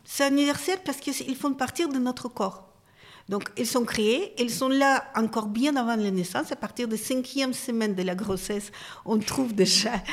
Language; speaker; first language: French; non-native, fluent; Russian